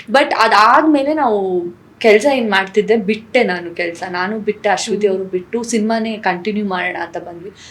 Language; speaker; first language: Kannada; non-native, local second language; Tulu